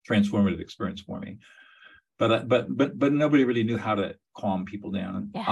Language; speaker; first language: English; native; English